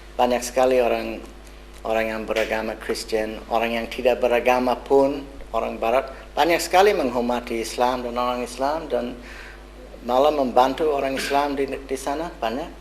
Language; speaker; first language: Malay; non-native, fluent; English